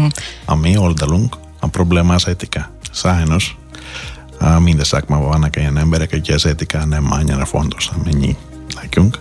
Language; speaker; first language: Hungarian; non-native, fluent; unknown